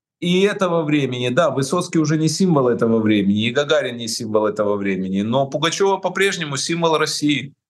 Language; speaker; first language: Russian; native; Russian